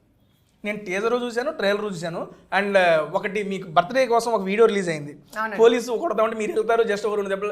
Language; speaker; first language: Telugu; native; Telugu